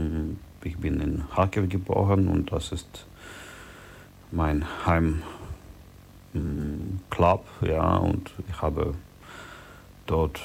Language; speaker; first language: German; non-native, learner; Ukrainian